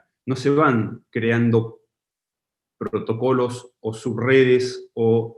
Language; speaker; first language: Spanish; native; Spanish